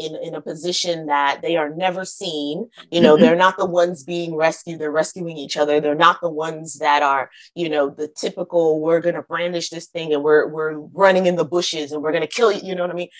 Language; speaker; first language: English; early bilingual, other home language; Akan